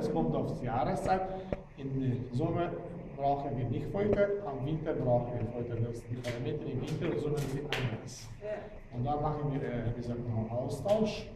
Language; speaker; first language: German; non-native, fluent; Slovenian